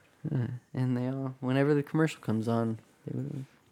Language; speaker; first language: English; native; English